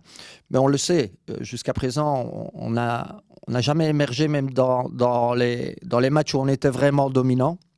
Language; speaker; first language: French; native; French